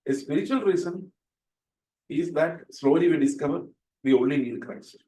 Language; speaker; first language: English; non-native, local second language; Malayalam